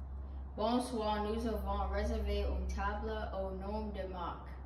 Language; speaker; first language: French; non-native, learner; English